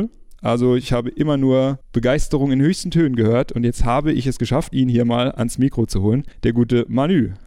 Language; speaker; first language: German; native; German